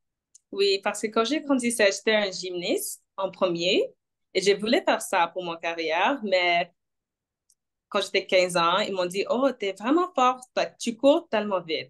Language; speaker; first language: French; non-native, local second language; English